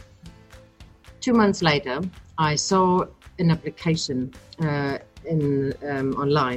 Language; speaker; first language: English; non-native, fluent; German